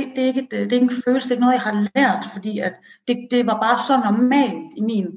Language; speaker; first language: Danish; early bilingual, other home language; Persian